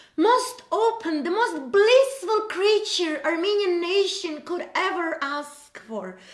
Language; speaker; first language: English; non-native, fluent; Armenian